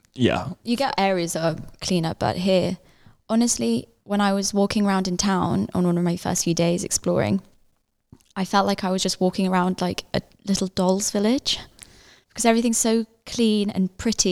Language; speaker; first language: English; native; English